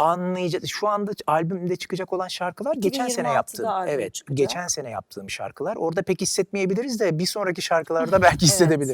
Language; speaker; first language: Turkish; native; Turkish